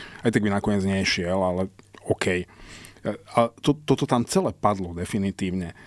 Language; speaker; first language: Slovak; non-native, local second language; Hungarian